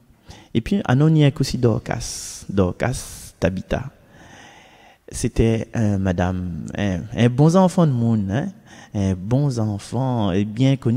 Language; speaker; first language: French; non-native, local second language; Réunion Creole French